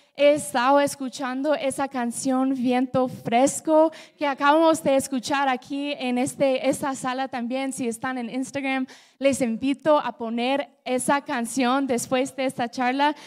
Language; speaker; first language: Spanish; non-native, fluent; English